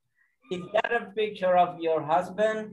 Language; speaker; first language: English; non-native, fluent; Indonesian